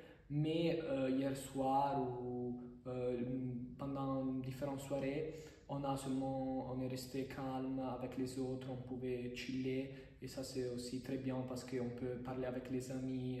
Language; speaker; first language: French; non-native, fluent; Italian